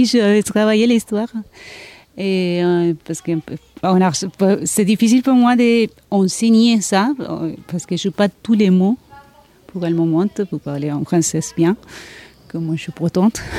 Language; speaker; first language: French; non-native, learner; Spanish